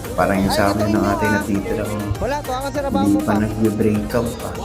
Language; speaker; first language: Filipino; native; Filipino